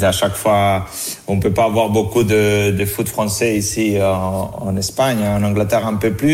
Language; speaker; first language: French; non-native, fluent; Spanish